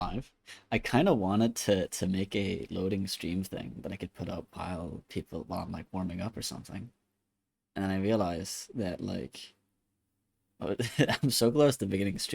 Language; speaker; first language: English; native; English